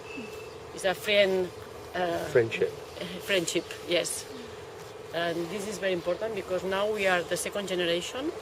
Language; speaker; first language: English; non-native, learner; Catalan